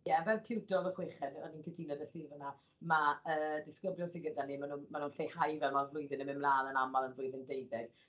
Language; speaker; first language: Welsh; native; Welsh